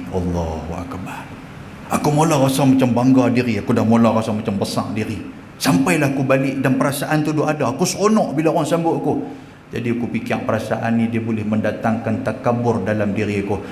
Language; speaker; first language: Malay; native; Malay